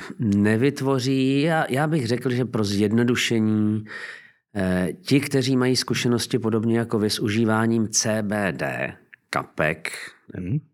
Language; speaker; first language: Czech; native; Czech